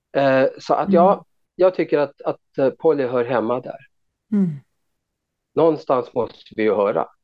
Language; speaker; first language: Swedish; native; Swedish